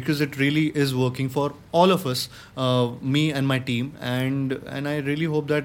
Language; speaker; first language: English; non-native, local second language; Hindi